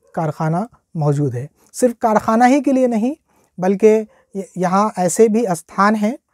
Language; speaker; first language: Hindi; native; Hindi